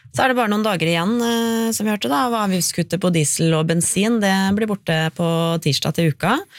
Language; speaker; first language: Norwegian; native; Norwegian